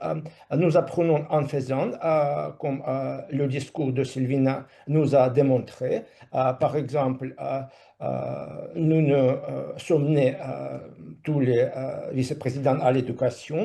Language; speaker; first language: French; non-native, fluent; Russian